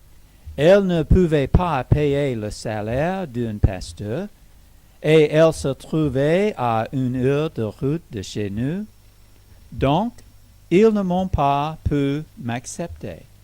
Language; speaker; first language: French; non-native, learner; English